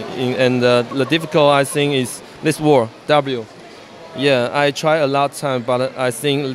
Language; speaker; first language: English; non-native, learner; Chinese